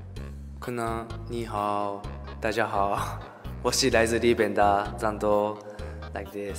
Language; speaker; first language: Chinese; non-native, learner; Japanese